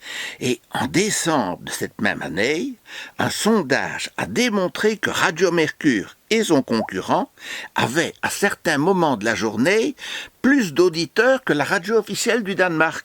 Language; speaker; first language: French; native; French